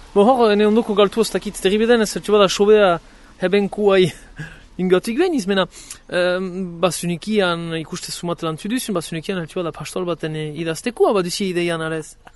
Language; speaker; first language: Basque; native; Basque